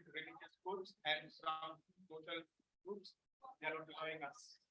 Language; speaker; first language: English; non-native, local second language; Sinhala